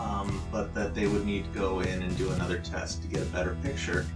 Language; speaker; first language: English; native; English